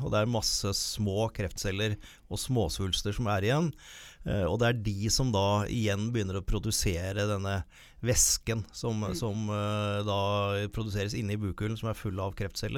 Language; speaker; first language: Norwegian; native; Norwegian